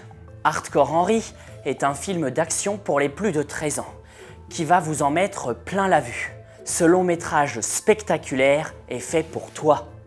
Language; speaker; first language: French; native; French